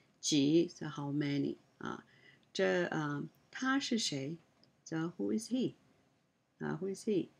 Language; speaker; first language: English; non-native, learner; Chinese